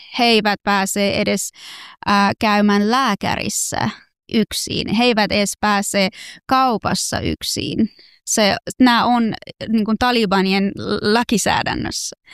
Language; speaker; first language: Finnish; non-native, fluent; Persian